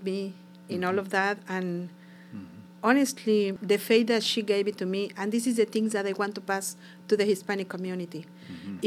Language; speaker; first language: English; non-native, learner; Spanish